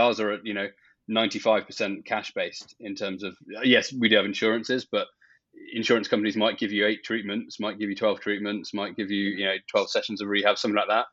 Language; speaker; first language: English; native; English